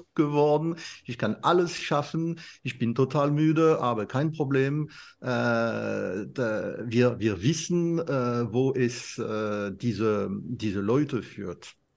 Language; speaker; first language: German; non-native, learner; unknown